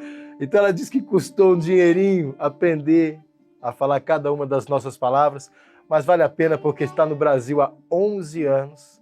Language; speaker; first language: Portuguese; native; Portuguese